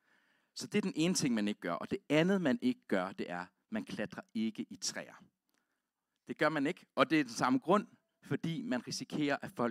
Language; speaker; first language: Danish; native; Danish